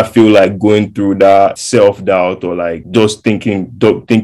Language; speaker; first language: English; non-native, local second language; Yoruba